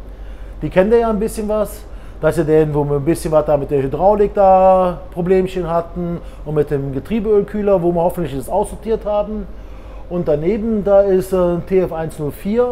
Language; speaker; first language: German; native; German